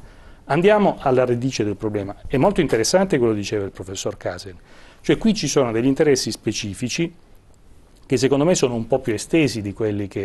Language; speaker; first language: Italian; native; Italian